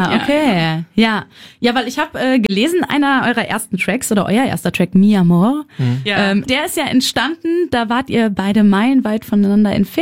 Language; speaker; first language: German; native; German